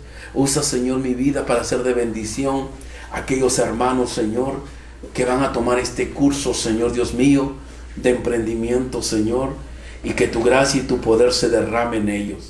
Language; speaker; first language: Spanish; native; Spanish